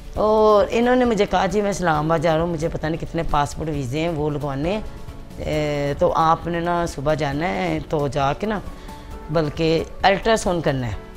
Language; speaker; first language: Urdu; non-native, local second language; Punjabi